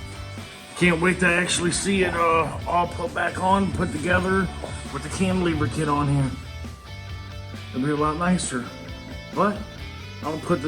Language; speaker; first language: English; native; English